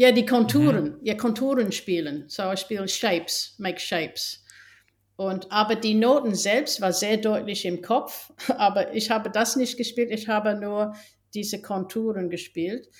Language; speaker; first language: German; non-native, fluent; English